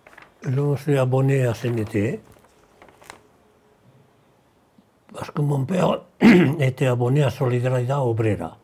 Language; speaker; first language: French; early bilingual, other home language; Spanish